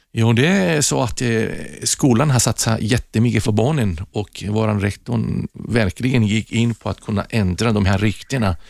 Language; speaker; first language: Swedish; non-native, fluent; Greek